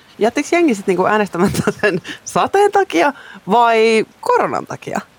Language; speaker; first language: Finnish; native; Finnish